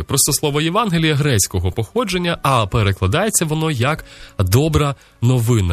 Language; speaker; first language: Ukrainian; native; Ukrainian